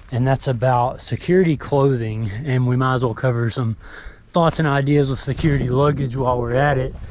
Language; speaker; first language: English; native; English